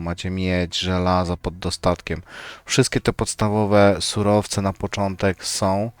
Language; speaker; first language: Polish; native; Polish